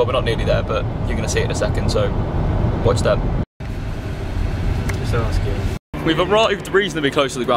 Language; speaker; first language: English; native; English